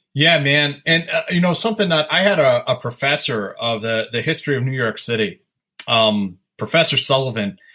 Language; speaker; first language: English; native; English